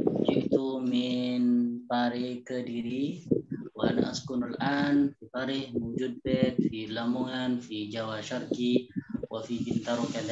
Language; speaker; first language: Arabic; non-native, fluent; Indonesian